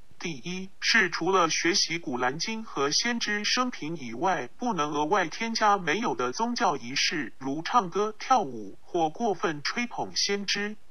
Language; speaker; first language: Chinese; non-native, local second language; Cantonese